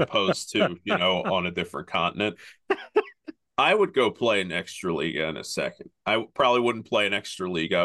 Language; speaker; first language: English; native; English